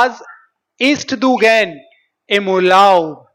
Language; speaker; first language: German; non-native, fluent; Hindi